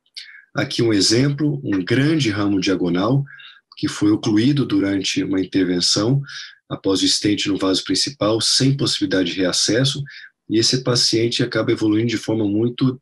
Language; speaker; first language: Portuguese; non-native, fluent; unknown